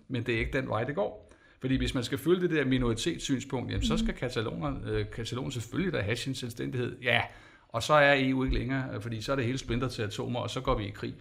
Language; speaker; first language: Danish; native; Danish